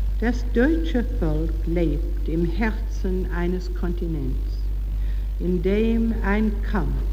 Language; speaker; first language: German; non-native, learner; English